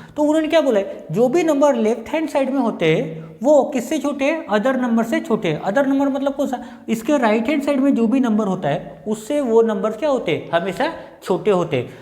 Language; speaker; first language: Hindi; non-native, local second language; Marathi